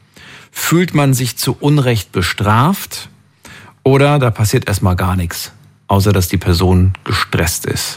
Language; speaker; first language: German; native; German